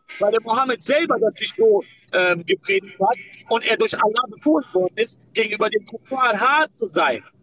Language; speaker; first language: German; non-native, fluent; Persian